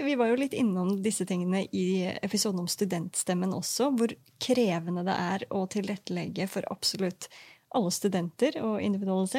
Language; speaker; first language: Norwegian; native; Norwegian